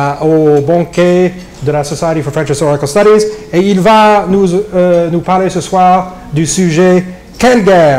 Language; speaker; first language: French; non-native, fluent; English